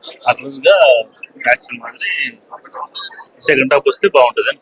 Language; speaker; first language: Telugu; native; Telugu